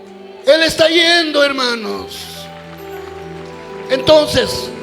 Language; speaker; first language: Spanish; native; Spanish